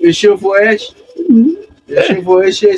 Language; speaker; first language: Arabic; non-native, learner; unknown